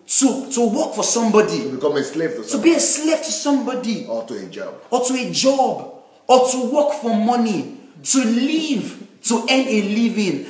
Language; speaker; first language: English; non-native, local second language; Yoruba